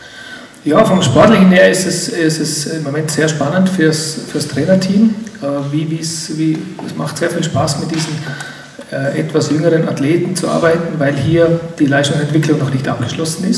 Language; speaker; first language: German; native; German